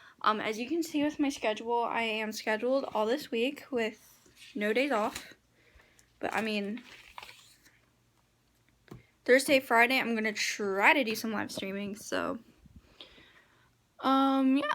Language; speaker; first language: English; native; English